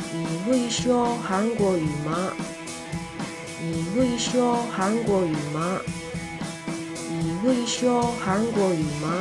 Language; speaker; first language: Chinese; non-native, learner; Korean